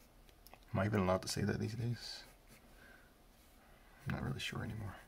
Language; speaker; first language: English; native; English